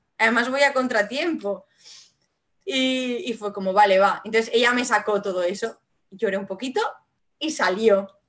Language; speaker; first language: Spanish; non-native, local second language; Catalan